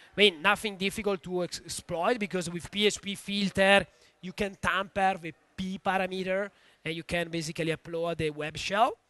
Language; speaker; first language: English; non-native, fluent; Italian